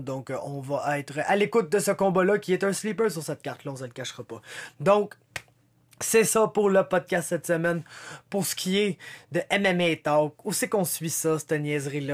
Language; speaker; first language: French; native; French